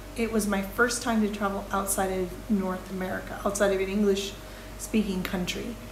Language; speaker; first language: English; native; English